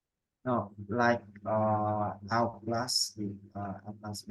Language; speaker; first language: English; non-native, learner; Vietnamese